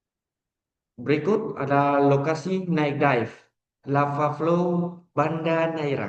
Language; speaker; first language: Indonesian; native; Indonesian